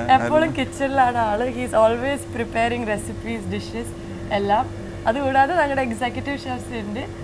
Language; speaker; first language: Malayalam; early bilingual, heritage; Malayalam